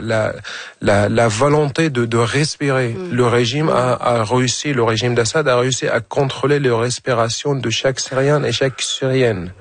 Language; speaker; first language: French; non-native, fluent; Arabic